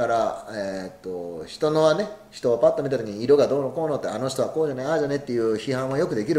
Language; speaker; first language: Japanese; native; Japanese